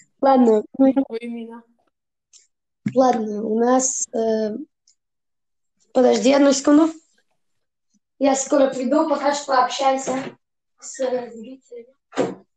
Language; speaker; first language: Russian; early bilingual, heritage; Russian